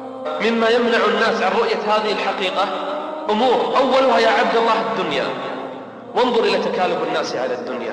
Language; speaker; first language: Arabic; native; Arabic